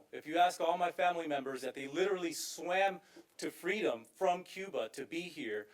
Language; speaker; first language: English; native; English